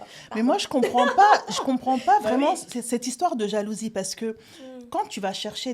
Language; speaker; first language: French; native; French